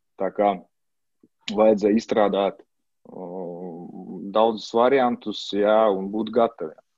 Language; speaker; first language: Latvian; non-native, local second language; Russian